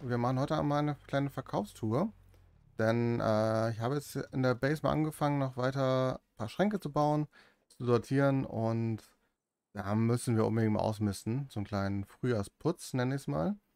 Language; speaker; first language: German; native; German